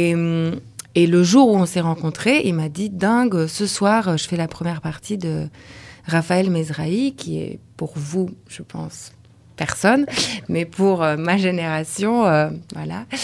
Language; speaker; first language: French; early bilingual, other home language; Lithuanian